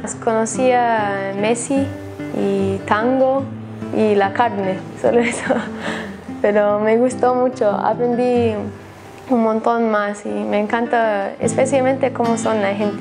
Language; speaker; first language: Spanish; non-native, fluent; English